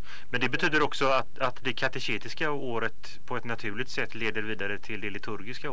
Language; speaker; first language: Swedish; native; Swedish